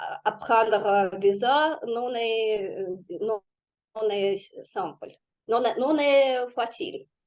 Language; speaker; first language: French; non-native, learner; Russian